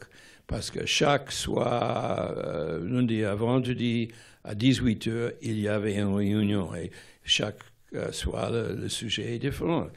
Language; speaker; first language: French; non-native, fluent; English